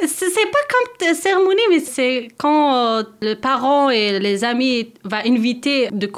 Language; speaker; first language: French; non-native, learner; Persian